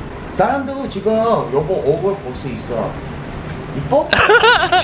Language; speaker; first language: Korean; non-native, learner; English